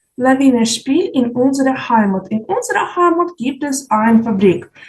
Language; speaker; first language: German; non-native, fluent; Ukrainian